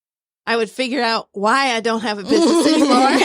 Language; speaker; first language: English; native; English